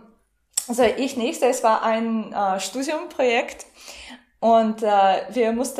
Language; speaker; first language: German; non-native, fluent; Russian